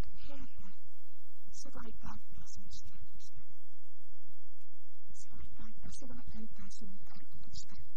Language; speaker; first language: Finnish; early bilingual, heritage; Finnish